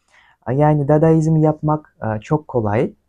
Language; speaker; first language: Turkish; non-native, fluent; Kyrgyz